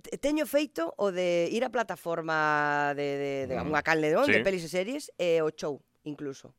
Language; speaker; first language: Galician; non-native, local second language; Spanish